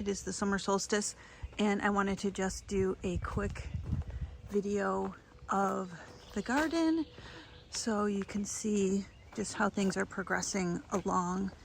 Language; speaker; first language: English; native; English